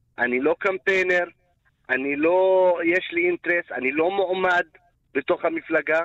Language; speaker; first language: Hebrew; non-native, local second language; Arabic